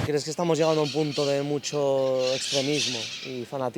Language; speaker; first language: Spanish; native; Spanish